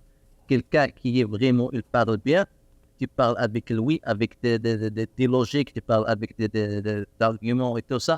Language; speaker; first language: French; non-native, learner; Arabic